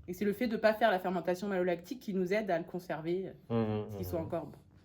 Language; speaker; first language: French; native; French